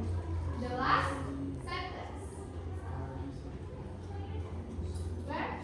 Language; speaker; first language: English; non-native, learner; Indonesian